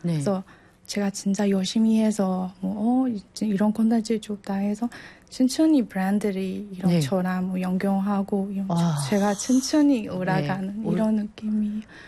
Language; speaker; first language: Korean; non-native, learner; Burmese